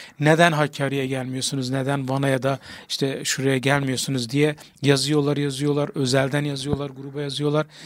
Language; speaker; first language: Turkish; non-native, local second language; Kurdish